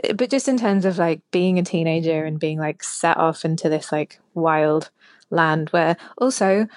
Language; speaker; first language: English; native; English